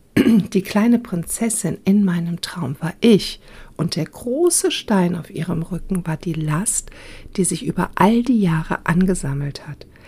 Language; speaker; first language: German; early bilingual, other home language; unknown